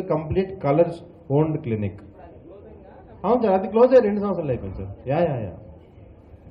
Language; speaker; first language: Telugu; native; Telugu